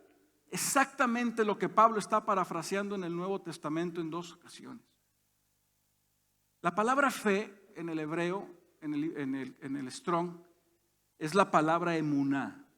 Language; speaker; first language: Spanish; native; Spanish